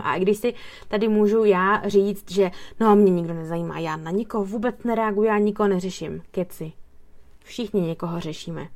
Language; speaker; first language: Czech; native; Czech